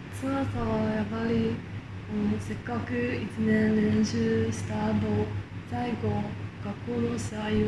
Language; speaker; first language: Japanese; non-native, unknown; Chinese